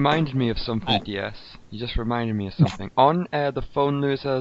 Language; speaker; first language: English; native; English